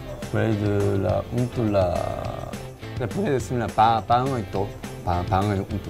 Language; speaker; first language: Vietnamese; non-native, learner; Korean